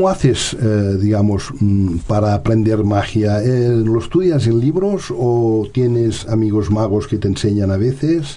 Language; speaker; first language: Spanish; non-native, local second language; Catalan